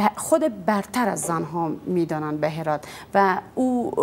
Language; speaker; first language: Persian; native; Persian